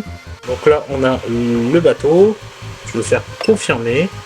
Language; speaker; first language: French; native; French